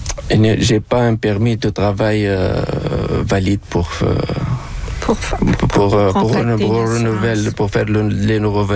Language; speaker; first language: French; non-native, local second language; Arabic